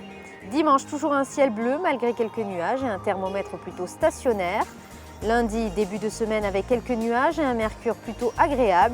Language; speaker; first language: French; native; French